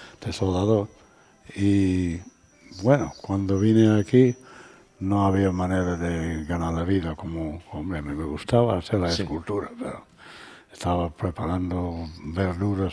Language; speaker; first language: Spanish; non-native, fluent; English